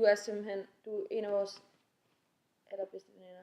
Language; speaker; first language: Danish; native; Danish